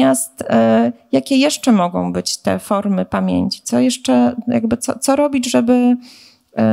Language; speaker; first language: Polish; native; Polish